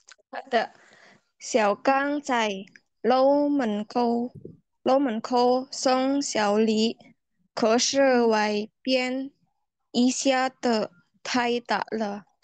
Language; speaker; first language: Chinese; non-native, learner; Indonesian